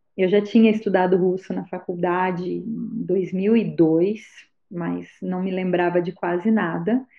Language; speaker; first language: Portuguese; native; Portuguese